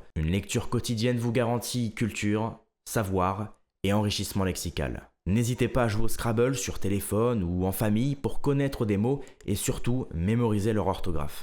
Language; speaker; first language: French; native; French